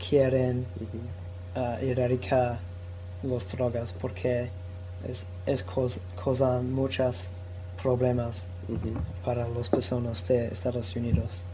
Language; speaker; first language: Spanish; non-native, learner; English